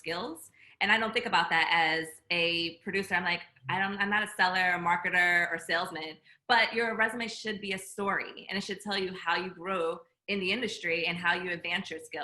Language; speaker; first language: English; native; English